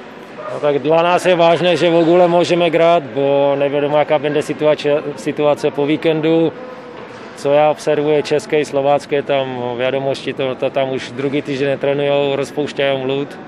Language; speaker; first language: Polish; non-native, learner; Czech